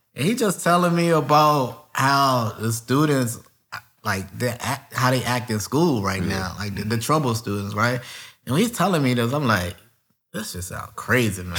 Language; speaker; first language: English; native; English